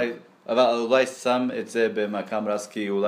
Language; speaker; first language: Hebrew; non-native, learner; English